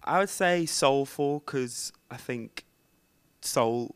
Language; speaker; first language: English; native; English